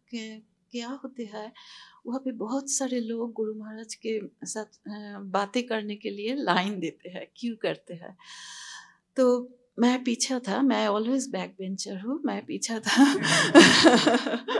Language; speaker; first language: Hindi; non-native, learner; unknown